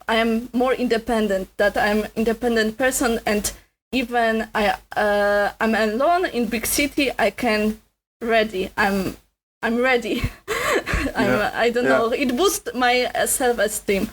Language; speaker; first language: English; non-native, learner; Polish